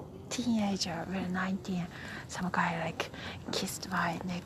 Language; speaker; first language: English; non-native, fluent; Japanese